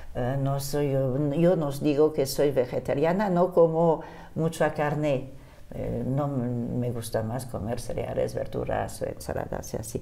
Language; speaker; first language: Spanish; non-native, fluent; French